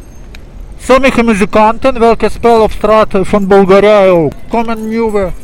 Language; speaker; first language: Dutch; non-native, learner; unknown